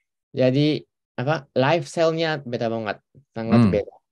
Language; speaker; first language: Indonesian; non-native, fluent; Japanese